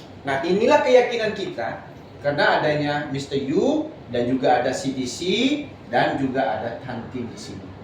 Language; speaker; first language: Indonesian; native; Indonesian